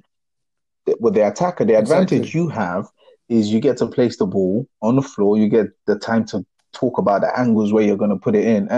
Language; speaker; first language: English; non-native, local second language; Yoruba